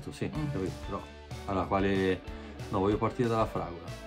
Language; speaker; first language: Italian; native; Italian